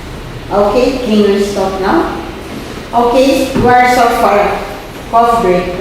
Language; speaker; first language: English; non-native, fluent; Portuguese